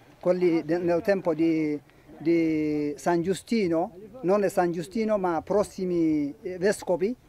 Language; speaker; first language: Italian; non-native, learner; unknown